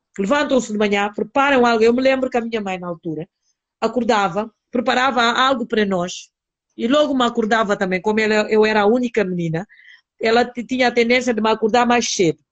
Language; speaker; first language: Portuguese; non-native, local second language; Upper Guinea Crioulo